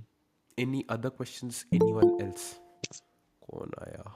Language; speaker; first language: Hindi; native; Hindi